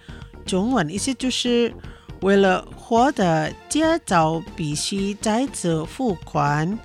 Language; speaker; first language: Chinese; non-native, fluent; Indonesian